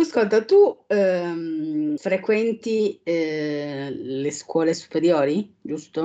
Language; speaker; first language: Italian; native; Italian